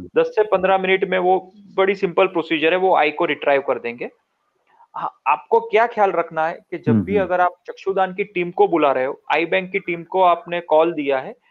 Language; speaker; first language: Hindi; non-native, local second language; Gujarati